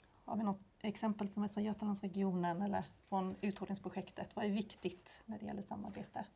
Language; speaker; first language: Swedish; native; Swedish